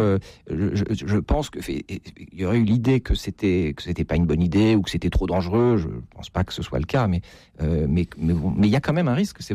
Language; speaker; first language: French; native; French